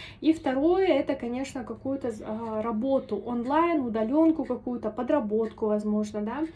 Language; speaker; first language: Russian; native; Russian